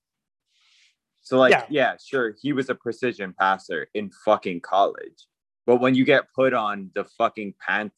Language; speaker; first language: English; native; English